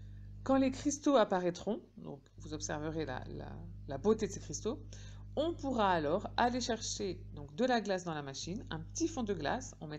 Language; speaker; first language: French; native; French